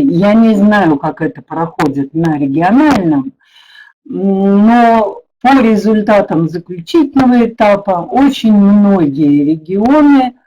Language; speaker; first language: Russian; native; Russian